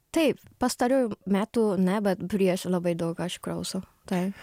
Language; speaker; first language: Lithuanian; non-native, learner; Japanese